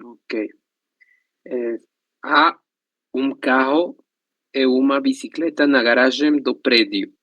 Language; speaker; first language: Portuguese; non-native, learner; Spanish